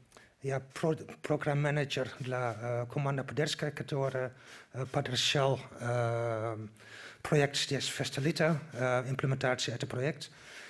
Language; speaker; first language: Russian; non-native, learner; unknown